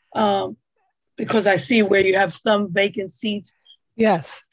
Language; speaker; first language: English; native; English